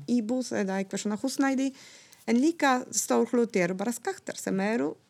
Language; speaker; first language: Icelandic; non-native, fluent; Polish